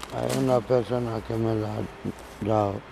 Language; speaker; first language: Spanish; non-native, learner; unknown